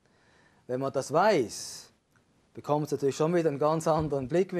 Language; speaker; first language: German; native; German